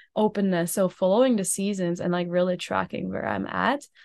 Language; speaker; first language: English; non-native, fluent; Czech